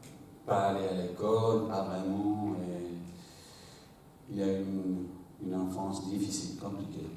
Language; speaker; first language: French; non-native, fluent; English